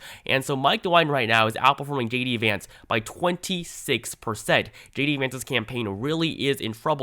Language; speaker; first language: English; native; English